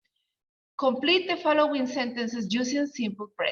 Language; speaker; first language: English; non-native, learner; Spanish